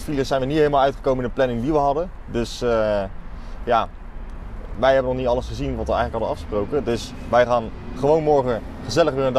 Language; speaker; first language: Dutch; native; Dutch